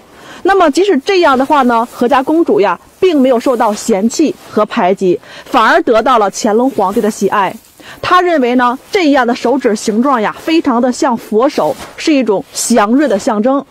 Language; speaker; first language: Chinese; native; Chinese